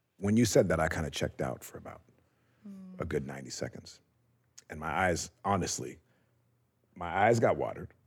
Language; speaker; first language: English; native; English